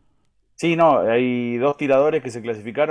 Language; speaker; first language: Spanish; native; Spanish